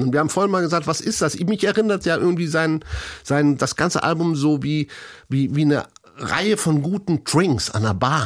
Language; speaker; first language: German; native; German